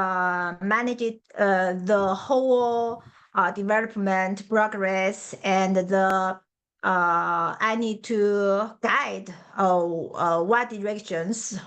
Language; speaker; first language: English; non-native, learner; Chinese